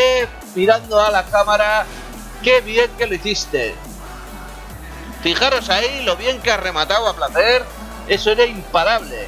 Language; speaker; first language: Spanish; native; Spanish